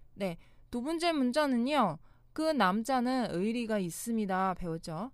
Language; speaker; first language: Korean; non-native, fluent; Chinese